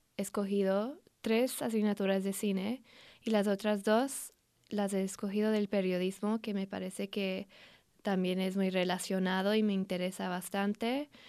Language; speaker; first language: Spanish; non-native, fluent; English